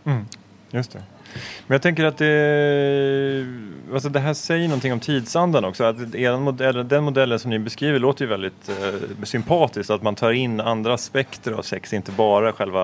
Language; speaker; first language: Swedish; native; Swedish